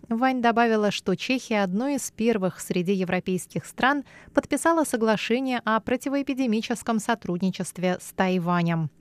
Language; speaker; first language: Russian; non-native, fluent; Chinese